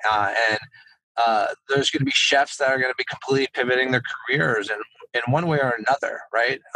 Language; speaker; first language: English; native; English